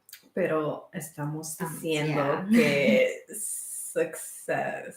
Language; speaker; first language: Spanish; early bilingual, heritage; Spanish